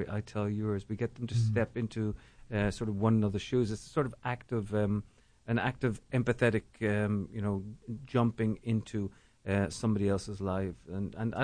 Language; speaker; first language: English; native; English